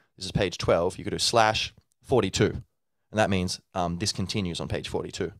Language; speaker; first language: English; native; English